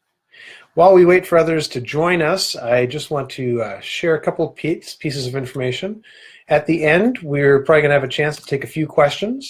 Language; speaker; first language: English; native; English